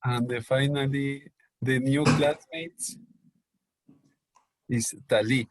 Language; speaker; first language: English; non-native, learner; Spanish